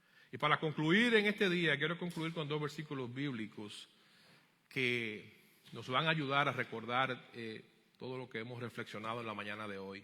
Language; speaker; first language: Spanish; native; Spanish